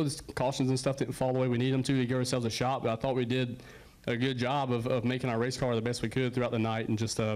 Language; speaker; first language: English; native; English